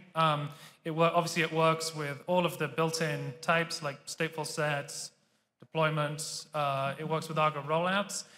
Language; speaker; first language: English; native; English